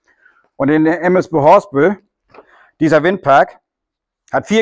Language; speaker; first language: German; native; German